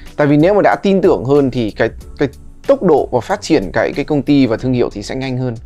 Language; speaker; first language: Vietnamese; early bilingual, heritage; Vietnamese